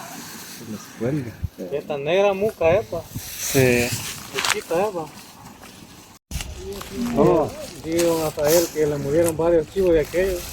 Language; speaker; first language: Spanish; native; Spanish